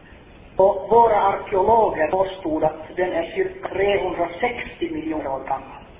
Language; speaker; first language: Swedish; non-native, fluent; Finnish